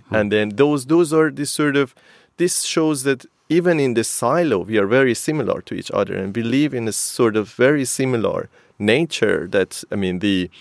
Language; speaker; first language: English; non-native, fluent; Persian